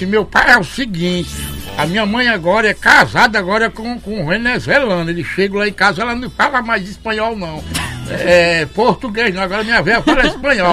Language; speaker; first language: Portuguese; native; Portuguese